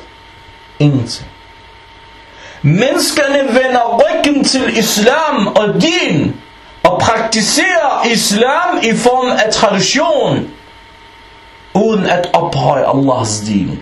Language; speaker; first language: Danish; non-native, fluent; Arabic